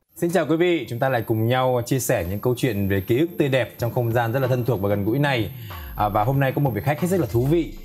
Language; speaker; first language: Vietnamese; native; Vietnamese